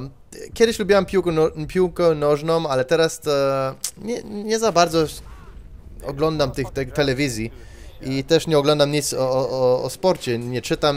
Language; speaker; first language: Polish; early bilingual, heritage; Polish